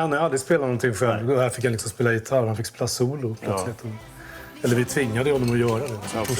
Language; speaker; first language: Swedish; native; Swedish